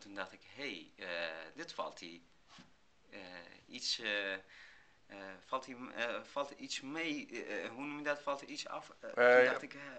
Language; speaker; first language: Dutch; non-native, learner; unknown